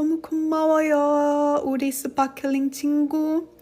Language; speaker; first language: Korean; non-native, learner; French